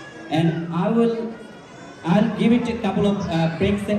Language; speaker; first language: English; non-native, local second language; Bangla